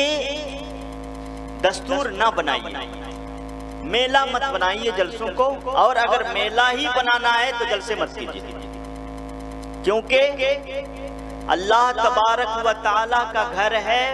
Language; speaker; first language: Urdu; native; Urdu